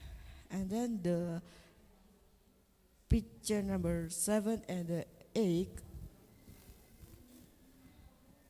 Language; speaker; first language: English; non-native, learner; Indonesian